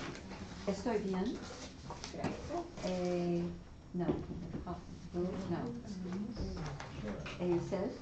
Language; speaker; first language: Spanish; non-native, learner; English